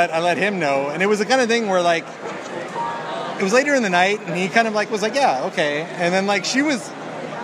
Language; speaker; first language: English; native; English